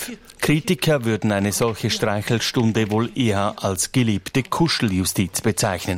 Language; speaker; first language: German; native; German